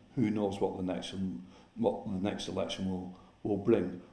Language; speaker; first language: English; native; English